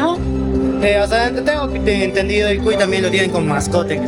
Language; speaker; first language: Spanish; native; Spanish